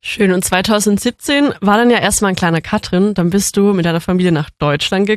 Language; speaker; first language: German; native; German